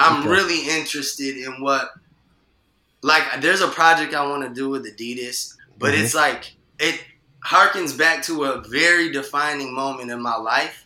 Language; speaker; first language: English; native; English